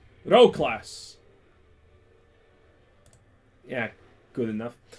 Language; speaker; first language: English; non-native, fluent; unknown